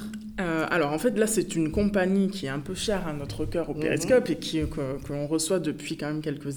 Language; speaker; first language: French; native; French